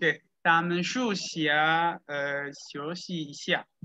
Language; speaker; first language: Chinese; non-native, learner; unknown